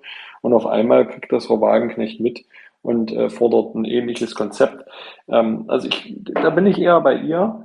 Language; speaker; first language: German; native; German